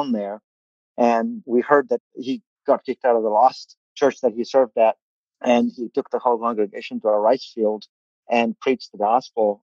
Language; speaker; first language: English; non-native, local second language; Malayalam